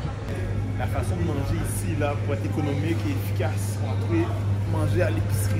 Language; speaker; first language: French; native; French